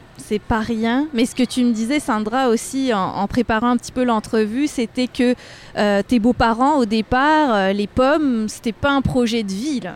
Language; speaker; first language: French; native; French